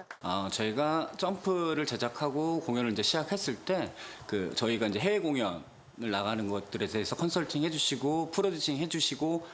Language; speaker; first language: Korean; native; Korean